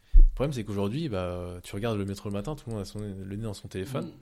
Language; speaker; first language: French; early bilingual, other home language; Vietnamese